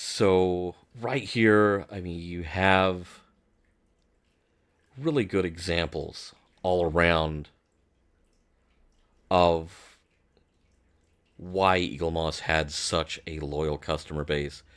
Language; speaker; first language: English; native; English